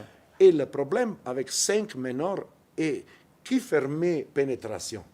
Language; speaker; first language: French; non-native, fluent; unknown